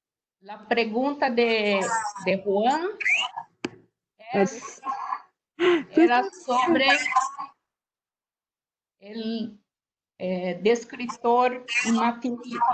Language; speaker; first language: Spanish; non-native, learner; Portuguese